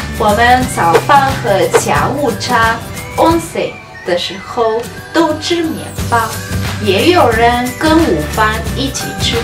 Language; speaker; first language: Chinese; non-native, fluent; Spanish